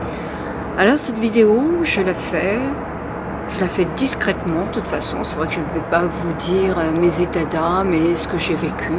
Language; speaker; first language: French; native; French